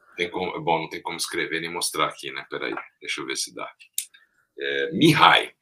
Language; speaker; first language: Portuguese; native; Portuguese